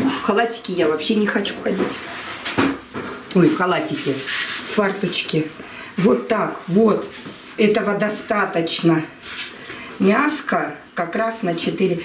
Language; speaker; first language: Russian; native; Russian